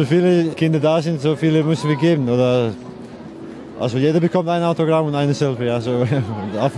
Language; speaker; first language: German; non-native, fluent; Icelandic